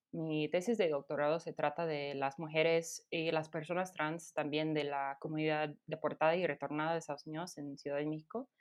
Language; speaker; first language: Spanish; non-native, fluent; English